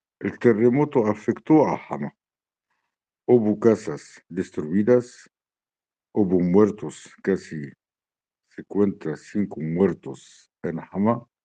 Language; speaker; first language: Spanish; non-native, learner; Arabic